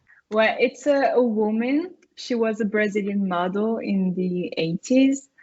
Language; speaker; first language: English; non-native, fluent; French